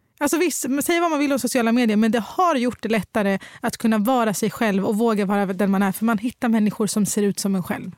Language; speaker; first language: Swedish; early bilingual, other home language; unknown